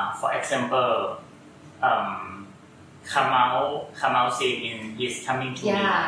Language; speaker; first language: English; non-native, learner; Thai